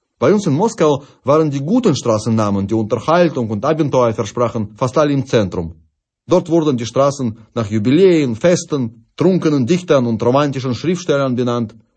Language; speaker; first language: German; non-native, fluent; Russian